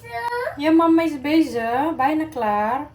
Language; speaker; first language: Dutch; non-native, learner; Indonesian